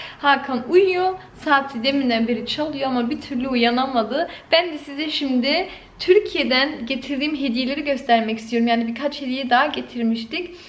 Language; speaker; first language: Turkish; early bilingual, heritage; Turkish